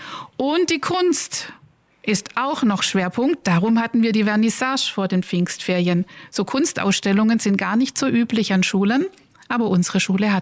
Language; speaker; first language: German; native; German